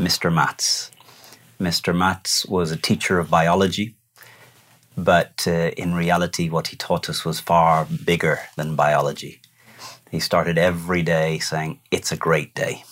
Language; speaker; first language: English; native; English